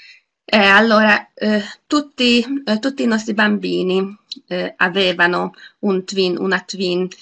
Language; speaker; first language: Italian; non-native, fluent; Hungarian